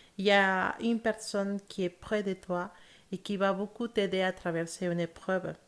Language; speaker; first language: French; non-native, fluent; Spanish